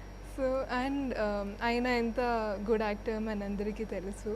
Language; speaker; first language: Telugu; non-native, fluent; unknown